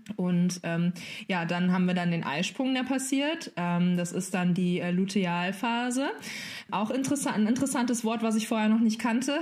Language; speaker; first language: German; native; German